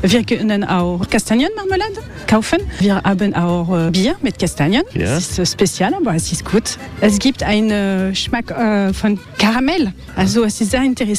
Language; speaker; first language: German; non-native, learner; French